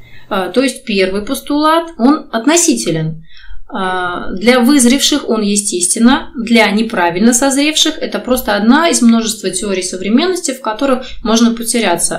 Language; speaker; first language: Russian; native; Russian